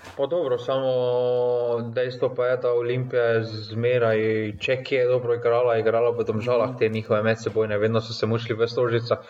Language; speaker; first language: Slovenian; native; Slovenian